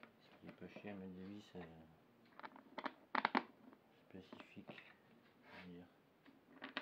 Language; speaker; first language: French; native; French